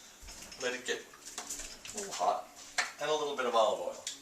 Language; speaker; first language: English; native; English